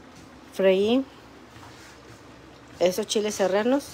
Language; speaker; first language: Spanish; native; Spanish